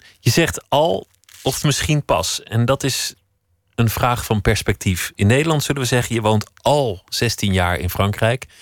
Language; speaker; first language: Dutch; native; Dutch